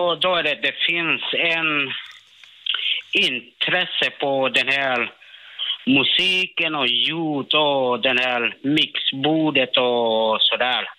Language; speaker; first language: Swedish; non-native, learner; Burmese